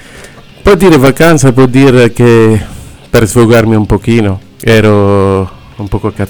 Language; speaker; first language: Italian; non-native, learner; Arabic